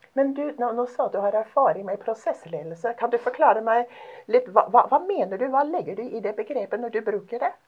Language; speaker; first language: Norwegian; non-native, fluent; English